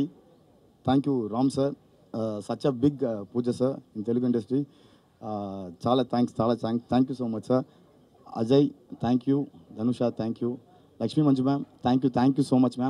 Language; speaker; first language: Telugu; non-native, learner; Tamil